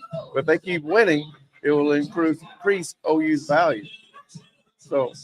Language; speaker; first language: English; native; English